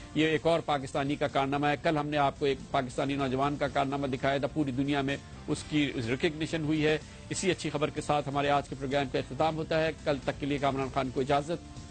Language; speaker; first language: Urdu; native; Urdu